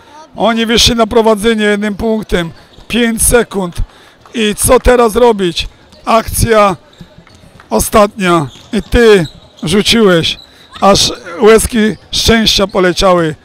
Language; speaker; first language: Polish; native; Polish